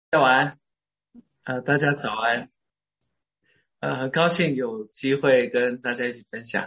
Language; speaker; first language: Chinese; native; Chinese